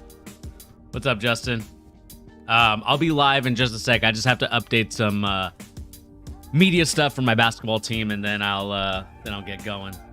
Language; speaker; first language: English; native; English